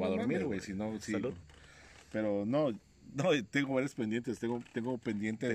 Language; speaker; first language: Spanish; native; Spanish